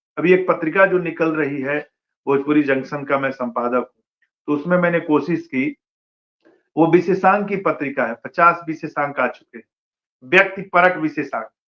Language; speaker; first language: Hindi; non-native, local second language; Bhojpuri